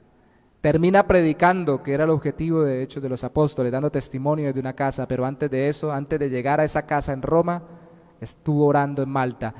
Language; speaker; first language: Spanish; native; Spanish